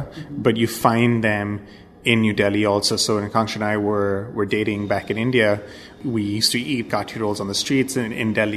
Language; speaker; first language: English; non-native, local second language; Bangla